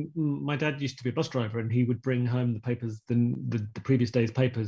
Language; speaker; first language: English; native; English